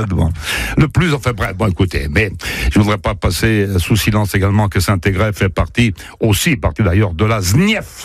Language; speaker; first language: French; native; French